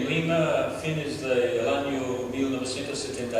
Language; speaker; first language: Spanish; non-native, fluent; English